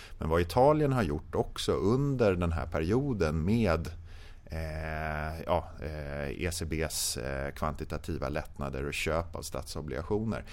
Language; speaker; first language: Swedish; native; Swedish